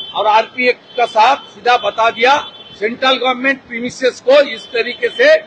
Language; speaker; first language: Hindi; non-native, local second language; Bangla